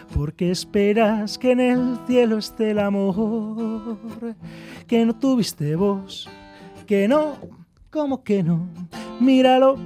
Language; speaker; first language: Spanish; native; Spanish